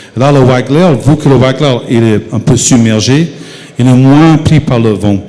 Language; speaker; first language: French; non-native, fluent; English